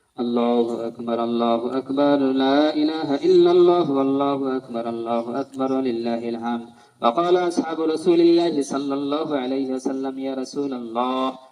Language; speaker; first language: Arabic; non-native, fluent; Bangla